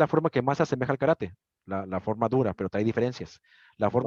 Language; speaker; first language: Spanish; native; Spanish